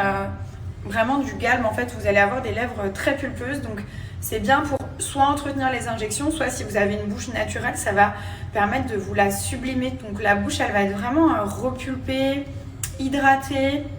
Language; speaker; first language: French; native; French